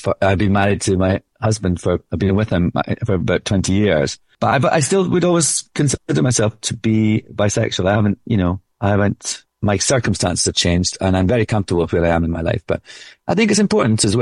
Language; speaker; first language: English; native; English